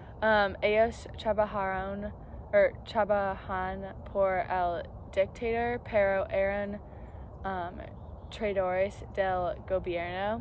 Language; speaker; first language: Spanish; non-native, learner; English